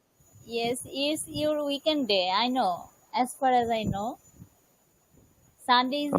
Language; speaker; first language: English; non-native, learner; Bangla